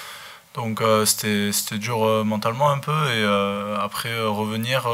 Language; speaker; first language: French; non-native, fluent; English